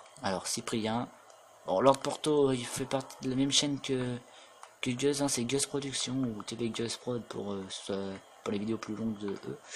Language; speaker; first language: French; native; French